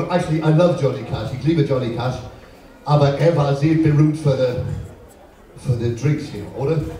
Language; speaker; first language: German; non-native, learner; English